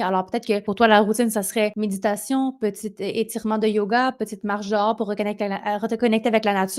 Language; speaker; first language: French; native; French